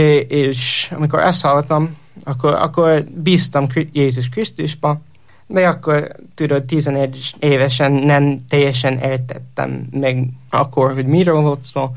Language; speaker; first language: Hungarian; non-native, fluent; English